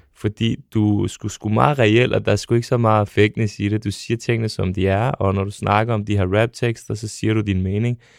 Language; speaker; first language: Danish; early bilingual, other home language; Serbian